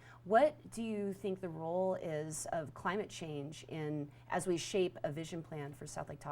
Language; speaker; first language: English; native; English